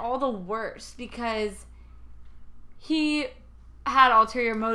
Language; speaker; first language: English; native; English